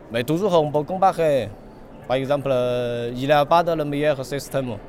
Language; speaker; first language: French; non-native, fluent; Chinese